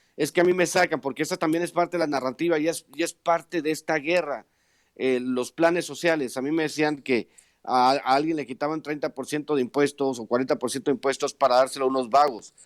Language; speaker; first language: Spanish; native; Spanish